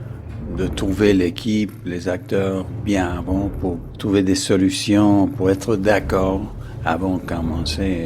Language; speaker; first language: French; non-native, fluent; English